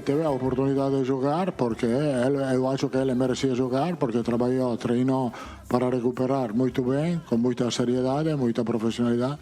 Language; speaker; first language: Portuguese; non-native, fluent; Italian